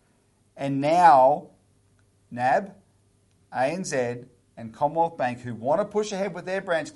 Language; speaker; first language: English; native; English